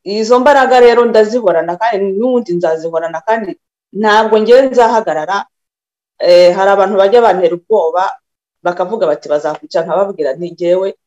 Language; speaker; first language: Kinyarwanda; early bilingual, other home language; Rundi